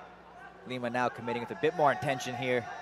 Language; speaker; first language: English; native; English